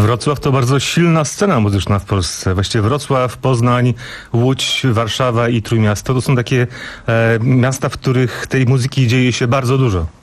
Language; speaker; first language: Polish; native; Polish